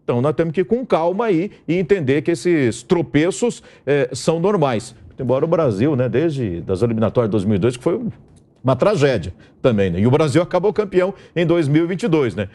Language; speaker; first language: Portuguese; native; Portuguese